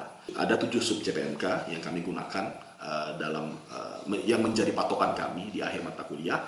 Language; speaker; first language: Indonesian; native; Indonesian